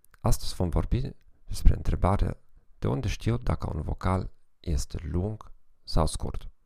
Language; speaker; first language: Romanian; non-native, fluent; German